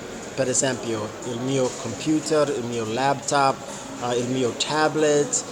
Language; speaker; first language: Italian; non-native, learner; English